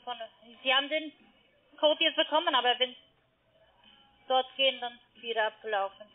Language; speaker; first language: German; non-native, learner; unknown